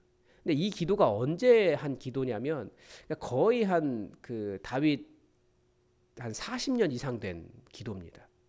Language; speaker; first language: Korean; native; Korean